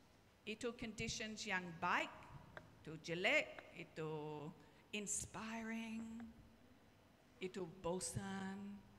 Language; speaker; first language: Indonesian; non-native, learner; English